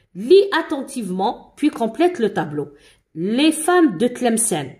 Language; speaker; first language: French; non-native, local second language; Arabic